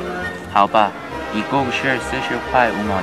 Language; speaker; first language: Chinese; non-native, learner; English